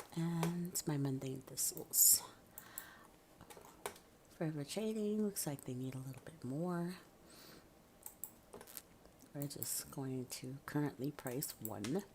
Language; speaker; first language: English; native; English